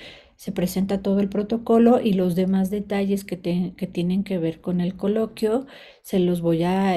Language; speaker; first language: Spanish; native; Spanish